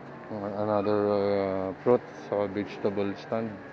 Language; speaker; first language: English; non-native, local second language; Filipino